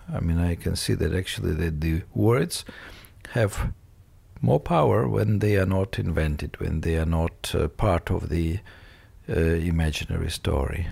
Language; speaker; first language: English; non-native, fluent; Russian